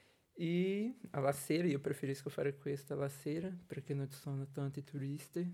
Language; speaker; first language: Italian; non-native, learner; Portuguese